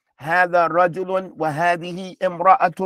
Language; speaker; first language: Arabic; non-native, fluent; English